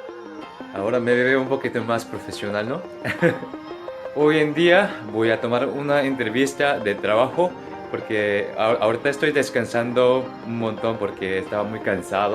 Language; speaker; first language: Spanish; non-native, fluent; Korean